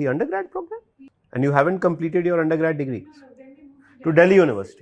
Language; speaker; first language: English; non-native, local second language; Hindi